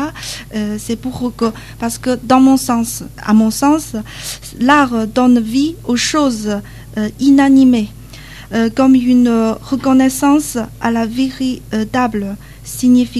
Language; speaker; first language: French; non-native, learner; Chinese